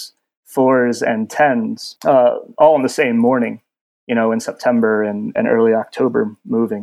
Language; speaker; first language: English; native; English